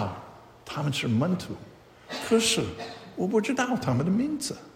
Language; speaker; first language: Chinese; non-native, fluent; English